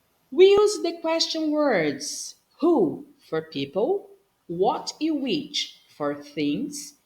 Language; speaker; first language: English; non-native, fluent; Portuguese